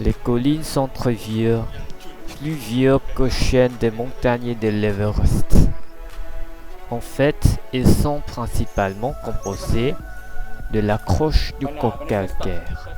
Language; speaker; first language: French; non-native, learner; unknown